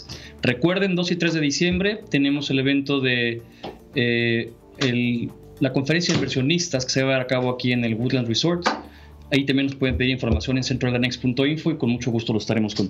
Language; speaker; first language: Spanish; native; Spanish